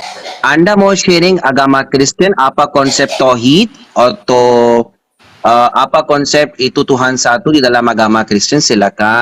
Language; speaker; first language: Indonesian; non-native, learner; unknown